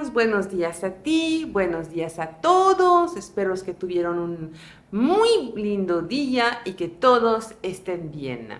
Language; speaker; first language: Spanish; non-native, fluent; French